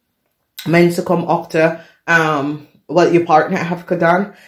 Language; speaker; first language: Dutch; non-native, learner; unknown